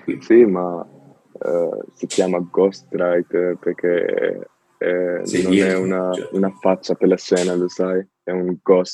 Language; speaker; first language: Italian; non-native, learner; Albanian